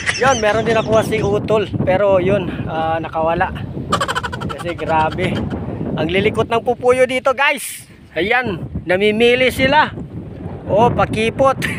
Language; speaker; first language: Filipino; non-native, local second language; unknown